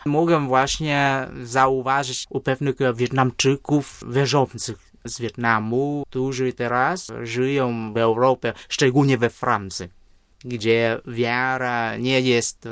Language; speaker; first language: Polish; non-native, fluent; Vietnamese